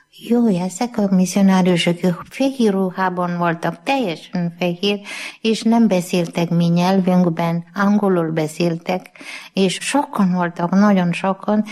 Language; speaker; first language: Hungarian; non-native, learner; Malayalam